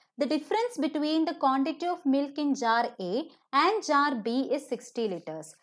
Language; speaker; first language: English; non-native, local second language; Malayalam